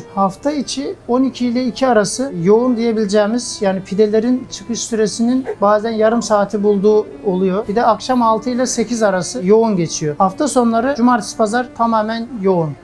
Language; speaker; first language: Turkish; native; Turkish